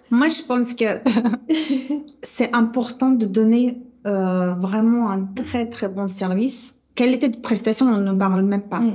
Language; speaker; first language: French; non-native, fluent; Russian